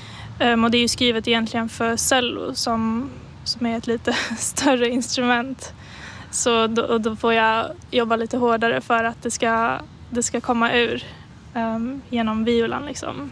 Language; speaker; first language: Swedish; native; Swedish